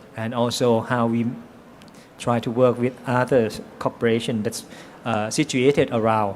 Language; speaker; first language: English; non-native, fluent; Thai